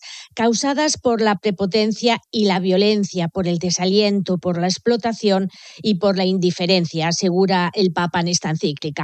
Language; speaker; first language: Spanish; native; Spanish